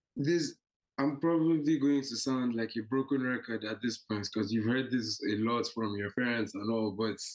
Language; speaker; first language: English; non-native, local second language; Yoruba